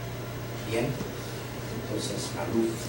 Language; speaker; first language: Spanish; non-native, learner; Chinese